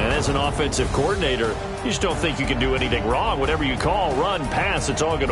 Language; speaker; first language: English; native; English